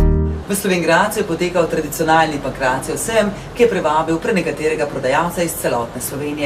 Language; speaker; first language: Slovenian; native; Slovenian